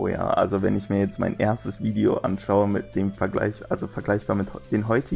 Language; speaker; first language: German; native; German